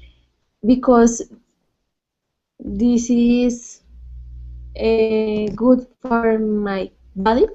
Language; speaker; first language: English; non-native, learner; Spanish